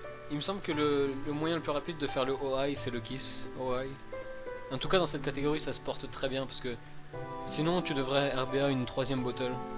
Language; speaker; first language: French; native; French